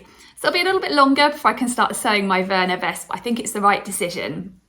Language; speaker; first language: English; native; English